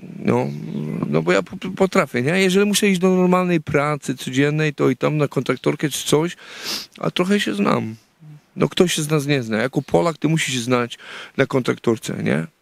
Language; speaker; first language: Polish; native; Polish